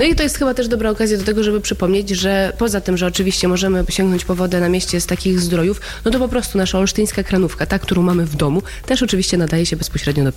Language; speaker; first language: Polish; native; Polish